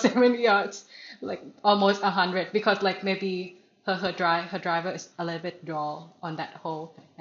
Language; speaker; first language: English; non-native, learner; Thai